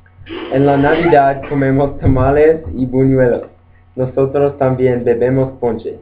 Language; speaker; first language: Spanish; non-native, learner; English